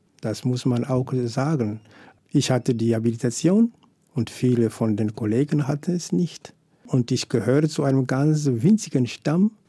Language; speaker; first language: German; non-native, fluent; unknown